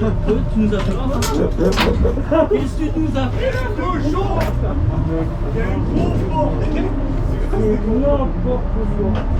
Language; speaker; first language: French; native; French